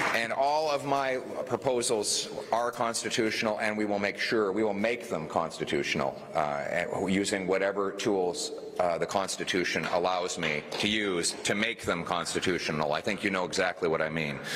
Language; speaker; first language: English; native; English